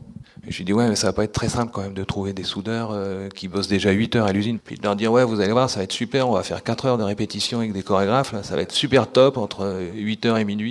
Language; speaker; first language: French; native; French